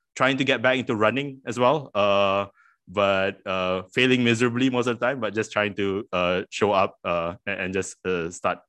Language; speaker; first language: English; non-native, local second language; Malay